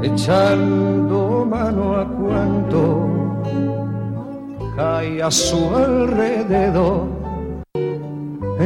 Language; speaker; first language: Spanish; native; Spanish